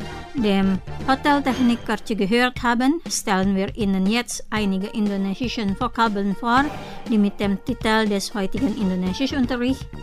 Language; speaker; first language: German; non-native, fluent; Indonesian